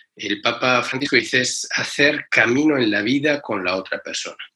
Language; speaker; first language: Spanish; native; Spanish